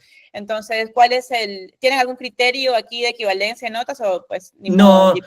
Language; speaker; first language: Spanish; native; Spanish